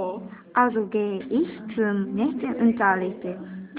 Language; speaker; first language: German; non-native, learner; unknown